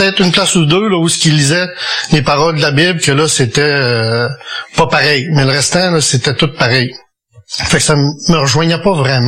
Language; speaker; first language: French; native; French